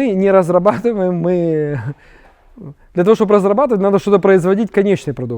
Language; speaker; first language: Russian; native; Russian